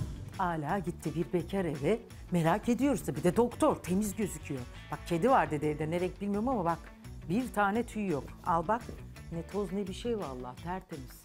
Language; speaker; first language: Turkish; native; Turkish